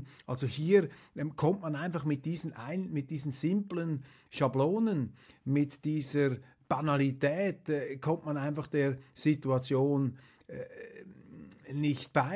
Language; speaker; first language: German; native; German